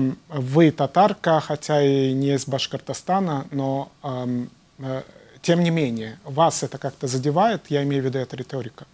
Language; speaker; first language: Russian; native; Russian